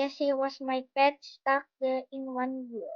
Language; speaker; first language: English; non-native, learner; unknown